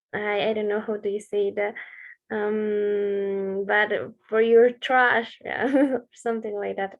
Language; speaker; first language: English; non-native, learner; Spanish